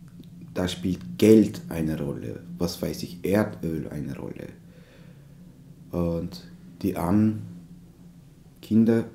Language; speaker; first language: German; non-native, fluent; Turkish